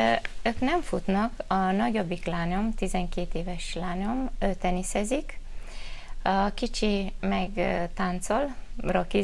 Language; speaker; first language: Hungarian; non-native, fluent; Romanian